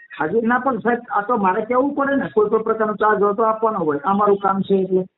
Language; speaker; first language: Gujarati; native; Gujarati